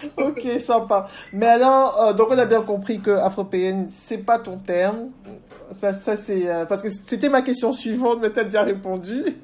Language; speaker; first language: French; native; French